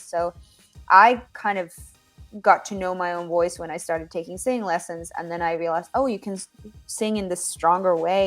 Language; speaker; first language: English; non-native, fluent; Finnish